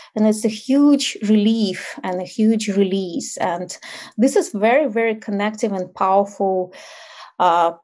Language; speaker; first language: English; non-native, fluent; Ukrainian